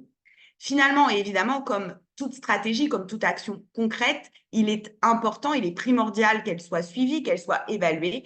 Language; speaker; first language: French; native; French